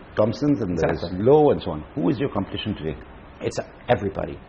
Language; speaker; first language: English; native; English